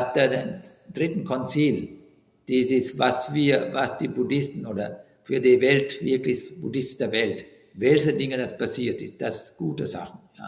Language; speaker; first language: German; non-native, learner; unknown